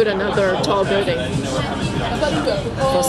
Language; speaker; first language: English; non-native, local second language; Cantonese